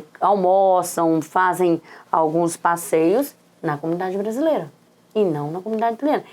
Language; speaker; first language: Portuguese; native; Portuguese